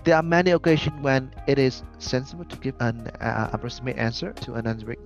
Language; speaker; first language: English; non-native, fluent; Vietnamese